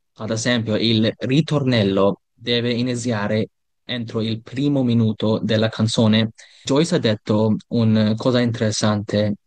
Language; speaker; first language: Italian; non-native, learner; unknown